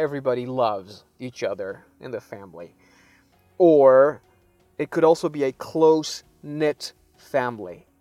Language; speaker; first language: English; non-native, fluent; Persian